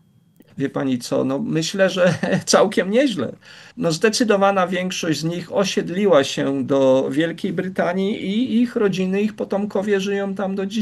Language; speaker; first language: Polish; native; Polish